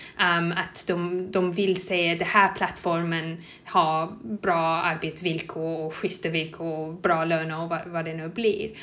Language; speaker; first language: Swedish; non-native, fluent; English